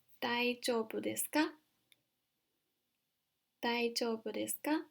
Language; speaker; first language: Japanese; non-native, fluent; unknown